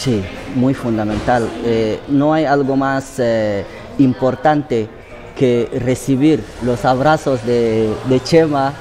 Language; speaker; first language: Spanish; non-native, fluent; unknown